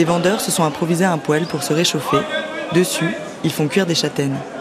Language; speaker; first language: French; native; French